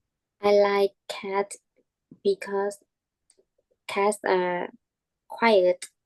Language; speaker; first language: English; non-native, learner; Vietnamese